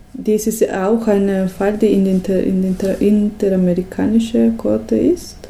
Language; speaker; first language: German; non-native, learner; Spanish